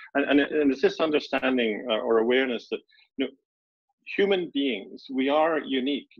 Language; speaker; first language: English; native; English